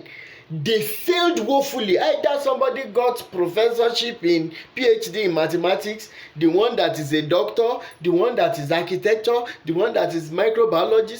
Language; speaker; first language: English; non-native, local second language; Yoruba